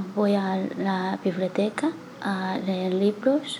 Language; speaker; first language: Spanish; non-native, learner; Chinese